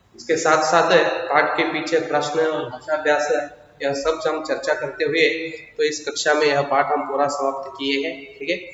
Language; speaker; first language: Hindi; non-native, local second language; Kannada